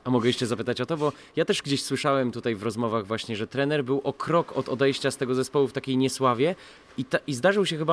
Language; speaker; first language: Polish; native; Polish